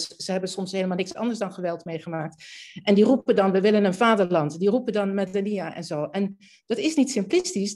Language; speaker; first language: Dutch; early bilingual, other home language; Arabic